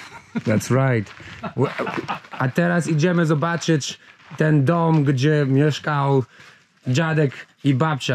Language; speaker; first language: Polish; non-native, learner; English